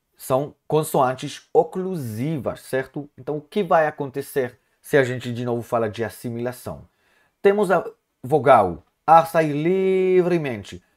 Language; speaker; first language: Portuguese; non-native, fluent; Hebrew